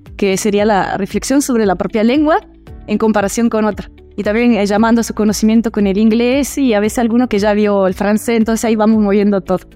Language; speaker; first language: Spanish; early bilingual, heritage; Italian